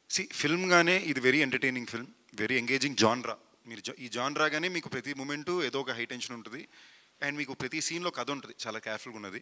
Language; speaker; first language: Telugu; native; Telugu